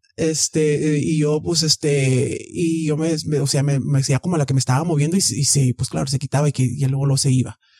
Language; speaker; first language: Spanish; early bilingual, heritage; Spanish